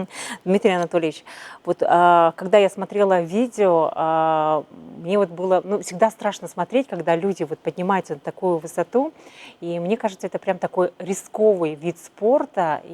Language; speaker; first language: Russian; native; Russian